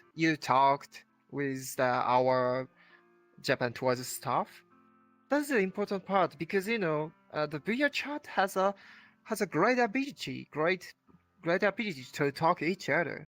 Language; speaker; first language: English; non-native, learner; Japanese